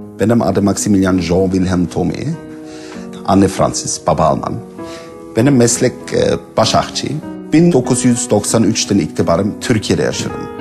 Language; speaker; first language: Turkish; non-native, learner; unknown